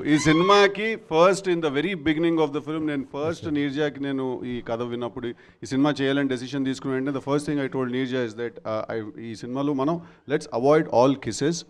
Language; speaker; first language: Telugu; native; Telugu